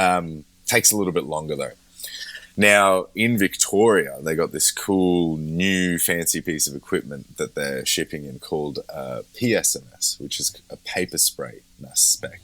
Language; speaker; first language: English; native; English